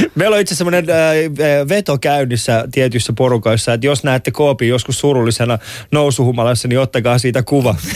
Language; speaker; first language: Finnish; early bilingual, other home language; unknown